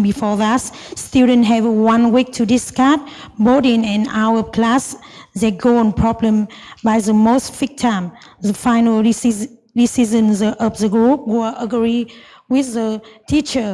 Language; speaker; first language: English; non-native, learner; Vietnamese